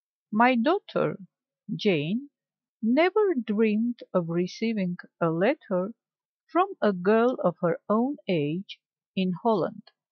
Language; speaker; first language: English; non-native, fluent; Armenian